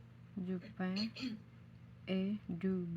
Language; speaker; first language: French; non-native, learner; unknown